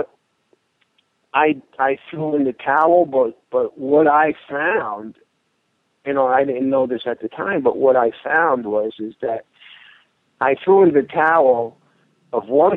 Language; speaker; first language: English; native; English